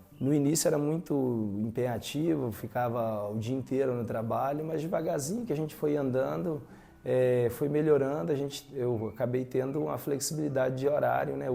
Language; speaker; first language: Portuguese; native; Portuguese